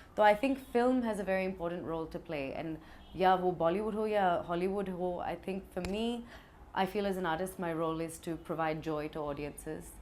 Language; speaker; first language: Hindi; early bilingual, heritage; English